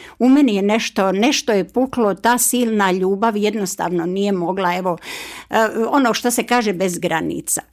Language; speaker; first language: Croatian; native; Croatian